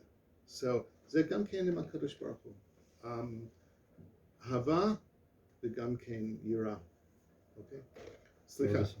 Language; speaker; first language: Hebrew; non-native, learner; English